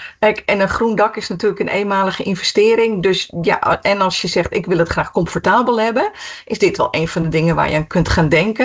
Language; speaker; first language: Dutch; native; Dutch